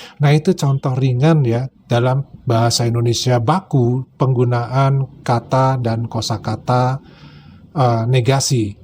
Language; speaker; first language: Indonesian; native; Indonesian